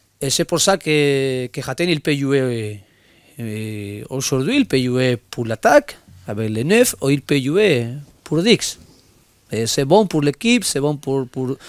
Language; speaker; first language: French; non-native, learner; Spanish